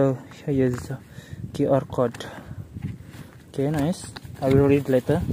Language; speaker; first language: English; non-native, learner; Malay